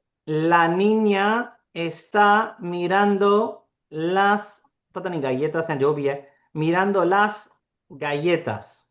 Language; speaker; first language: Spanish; non-native, fluent; Urdu